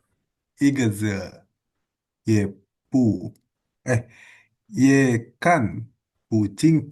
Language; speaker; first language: Chinese; non-native, learner; Indonesian